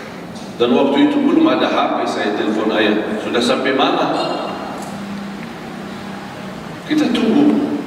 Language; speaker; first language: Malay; non-native, fluent; Arabic